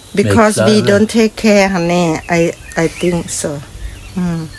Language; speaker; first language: English; non-native, learner; Thai